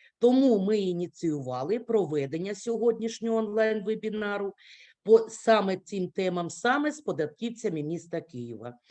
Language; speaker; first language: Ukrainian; native; Ukrainian